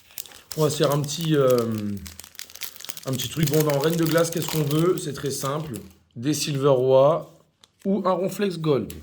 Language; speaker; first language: French; native; French